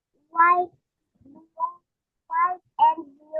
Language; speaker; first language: English; non-native, learner; Filipino